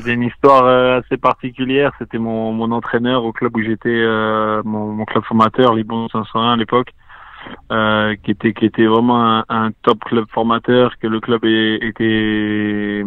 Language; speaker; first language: French; native; French